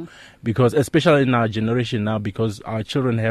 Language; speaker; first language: English; non-native, local second language; Northern Sotho